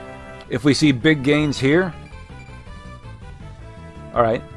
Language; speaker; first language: English; native; English